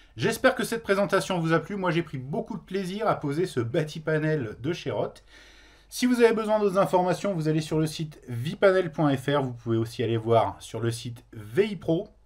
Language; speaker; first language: French; native; French